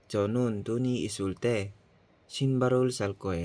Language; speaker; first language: Korean; non-native, fluent; Filipino